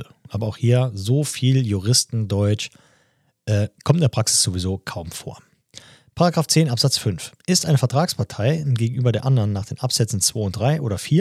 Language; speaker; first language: German; native; German